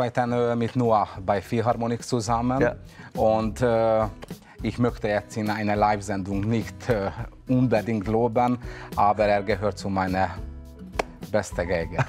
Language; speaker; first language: German; non-native, fluent; Hungarian